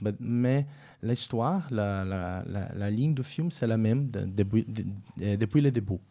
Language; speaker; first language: French; non-native, fluent; Portuguese